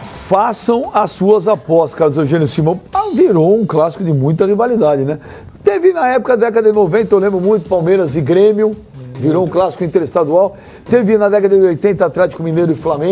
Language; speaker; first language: Portuguese; native; Portuguese